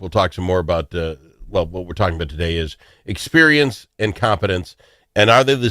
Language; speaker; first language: English; native; English